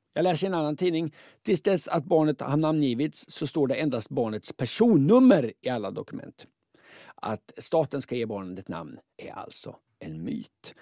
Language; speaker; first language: Swedish; native; Swedish